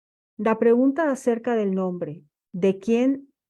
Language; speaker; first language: Spanish; native; Spanish